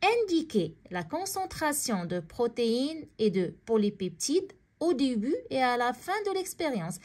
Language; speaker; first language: French; non-native, local second language; Arabic